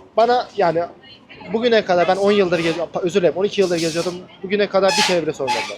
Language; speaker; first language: Turkish; native; Turkish